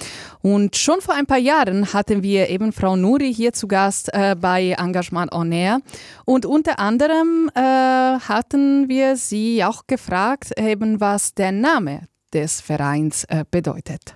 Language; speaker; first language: German; native; German